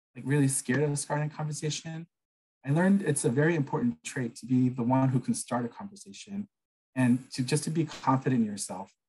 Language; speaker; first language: English; non-native, fluent; Korean